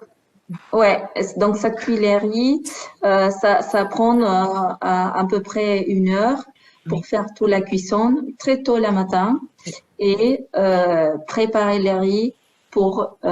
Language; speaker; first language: French; non-native, fluent; Spanish